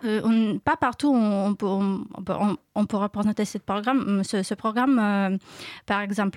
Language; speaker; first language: French; non-native, learner; Ukrainian